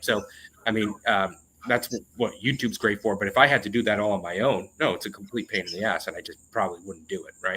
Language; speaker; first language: English; native; English